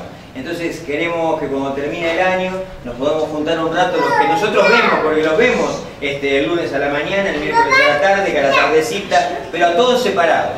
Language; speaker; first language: Spanish; native; Spanish